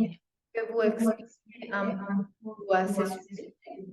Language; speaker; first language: French; non-native, learner; Spanish